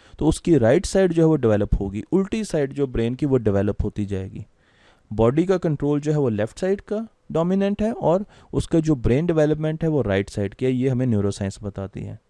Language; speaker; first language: Urdu; non-native, local second language; Punjabi